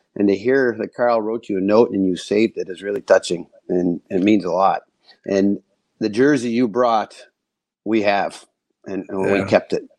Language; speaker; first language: English; native; English